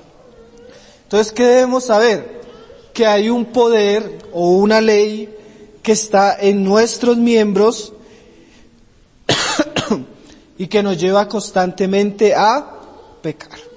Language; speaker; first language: Spanish; native; Spanish